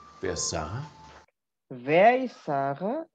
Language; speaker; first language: German; non-native, learner; Bangla